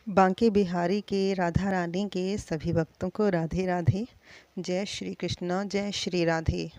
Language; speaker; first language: Hindi; non-native, local second language; Punjabi